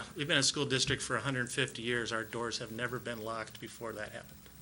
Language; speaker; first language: English; native; English